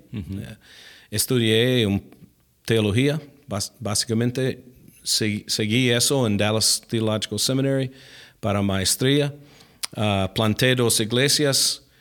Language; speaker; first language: Spanish; non-native, fluent; English